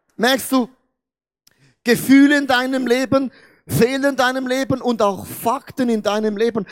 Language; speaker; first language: German; non-native, fluent; Portuguese